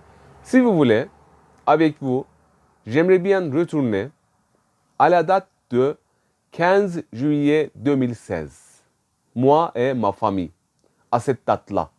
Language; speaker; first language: French; non-native, fluent; Turkish